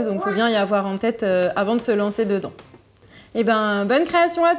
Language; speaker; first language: French; native; French